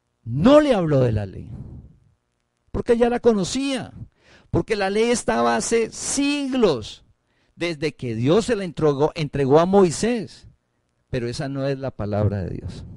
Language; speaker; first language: Spanish; native; Spanish